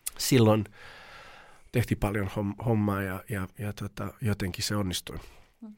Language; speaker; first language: Finnish; non-native, fluent; Serbian